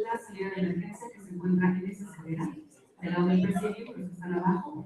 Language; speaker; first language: Spanish; native; Spanish